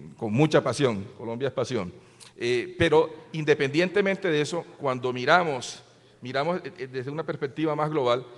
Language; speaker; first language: Spanish; native; Spanish